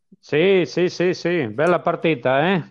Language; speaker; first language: Italian; non-native, fluent; Spanish